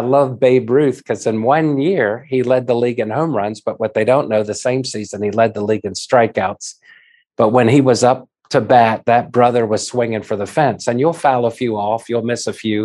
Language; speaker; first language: English; native; English